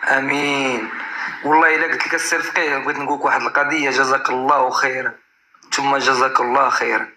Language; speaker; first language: Arabic; native; Arabic